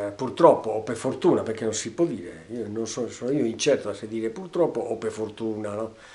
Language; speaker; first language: Italian; non-native, local second language; Sardinian